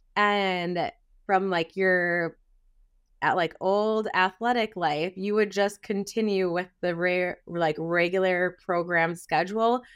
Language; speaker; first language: English; native; English